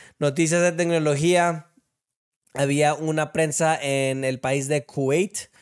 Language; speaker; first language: Spanish; early bilingual, heritage; Spanish